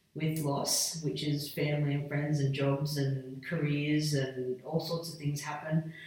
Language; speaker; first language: English; native; English